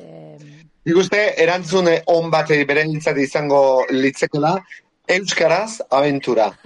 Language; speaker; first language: Basque; native; Basque